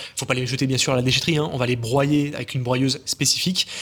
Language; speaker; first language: French; native; French